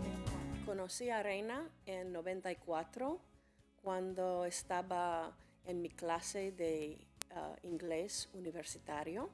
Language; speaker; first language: Spanish; non-native, fluent; English